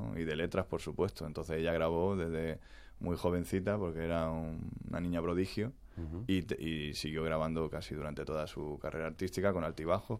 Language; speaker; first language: Spanish; native; Spanish